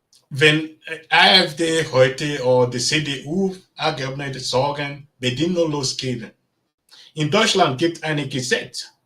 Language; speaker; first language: German; non-native, learner; Bini